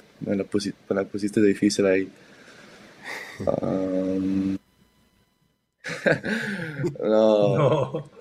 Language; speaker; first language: Spanish; early bilingual, heritage; Spanish